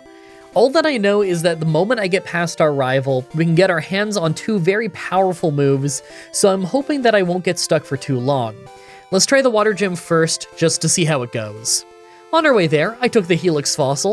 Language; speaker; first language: English; native; English